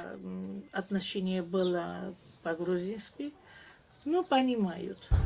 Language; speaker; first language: Russian; non-native, learner; Azerbaijani